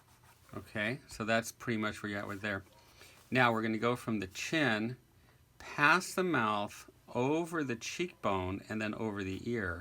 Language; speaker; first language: English; native; English